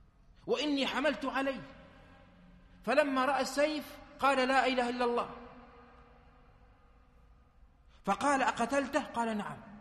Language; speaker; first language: Arabic; native; Arabic